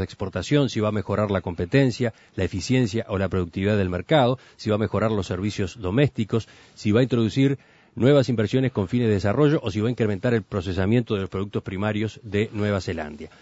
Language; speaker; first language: Spanish; native; Spanish